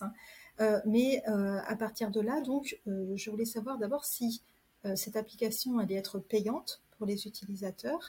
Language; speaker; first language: French; native; French